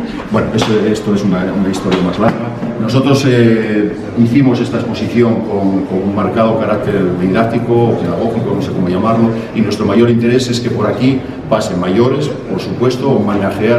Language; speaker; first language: Spanish; native; Spanish